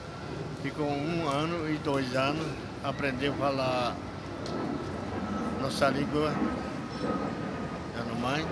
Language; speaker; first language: Portuguese; non-native, local second language; Yanomámi